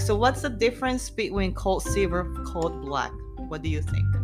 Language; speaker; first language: English; non-native, fluent; Japanese